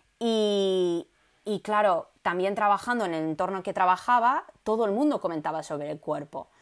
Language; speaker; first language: Spanish; non-native, fluent; English